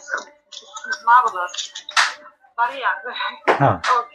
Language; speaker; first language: English; non-native, fluent; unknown